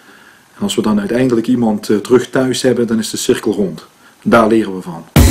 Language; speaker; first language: Dutch; native; Dutch